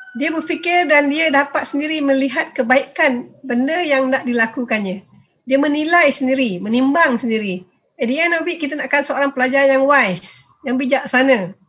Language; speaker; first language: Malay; native; Malay